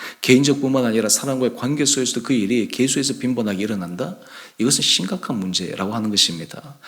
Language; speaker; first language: Korean; native; Korean